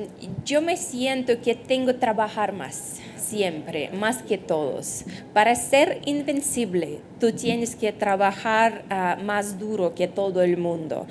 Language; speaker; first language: Spanish; non-native, fluent; Russian